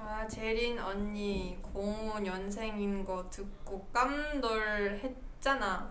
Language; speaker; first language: Korean; native; Korean